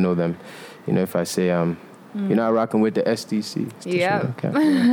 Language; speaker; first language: English; non-native, local second language; Yoruba